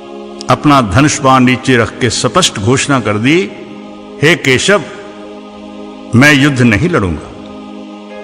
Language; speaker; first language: Hindi; native; Hindi